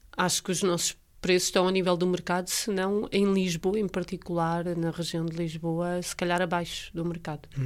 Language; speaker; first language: Portuguese; native; Portuguese